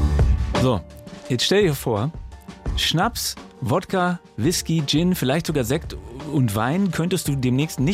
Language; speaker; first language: German; native; German